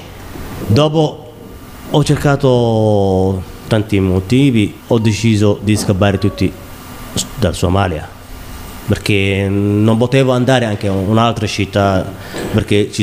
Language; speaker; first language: Italian; non-native, learner; Somali